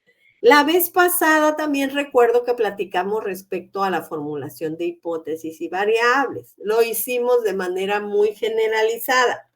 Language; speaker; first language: Spanish; native; Spanish